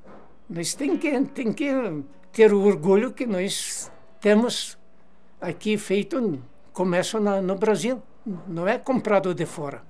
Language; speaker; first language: Portuguese; non-native, learner; Ukrainian